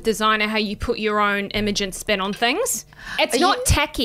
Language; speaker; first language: English; native; English